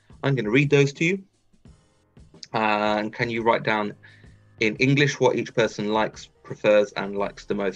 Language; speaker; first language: English; native; English